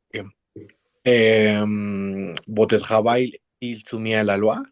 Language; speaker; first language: French; non-native, fluent; Spanish